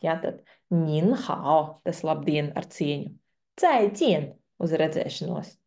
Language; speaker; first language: Latvian; non-native, fluent; Chinese